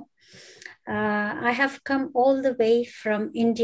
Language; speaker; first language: English; non-native, local second language; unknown